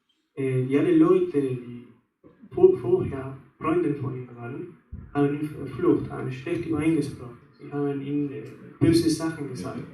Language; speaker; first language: German; non-native, fluent; Spanish